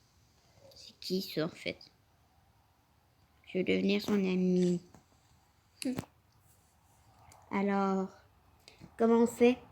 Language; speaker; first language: French; native; French